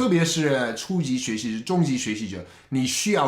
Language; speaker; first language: Chinese; non-native, fluent; English